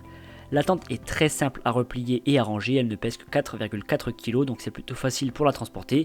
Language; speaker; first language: French; native; French